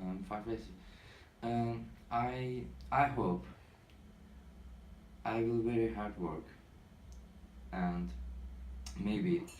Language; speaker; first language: English; non-native, learner; Turkish